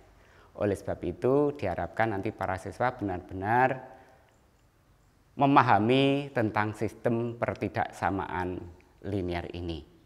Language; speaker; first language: Indonesian; native; Indonesian